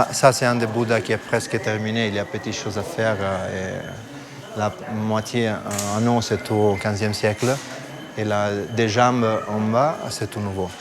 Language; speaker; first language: French; non-native, fluent; Italian